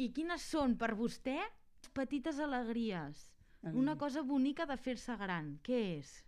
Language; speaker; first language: Catalan; native; Catalan